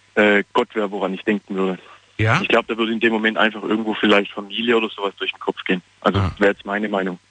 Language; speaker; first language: German; non-native, fluent; Portuguese